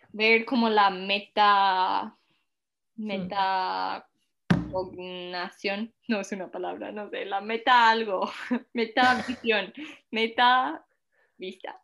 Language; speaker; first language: Spanish; early bilingual, heritage; Spanish